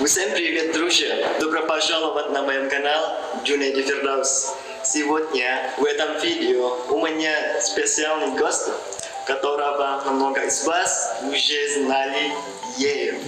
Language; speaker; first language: Russian; non-native, learner; Indonesian